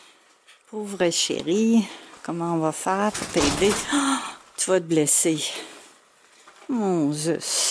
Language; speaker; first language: French; native; French